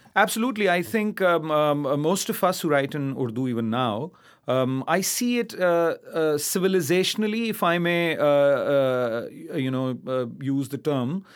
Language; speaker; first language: English; non-native, local second language; Urdu